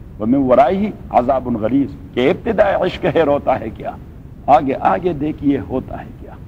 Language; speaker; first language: Urdu; non-native, local second language; Pashto